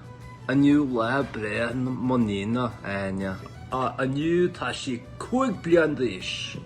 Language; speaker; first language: Irish; non-native, learner; English